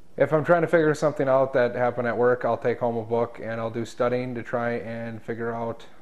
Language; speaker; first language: English; native; English